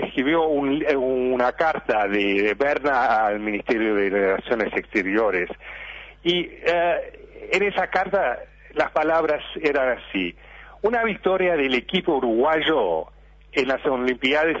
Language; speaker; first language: Spanish; early bilingual, heritage; Spanish